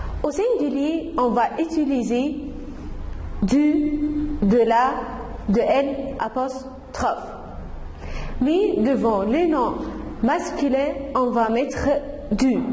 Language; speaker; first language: French; non-native, fluent; Arabic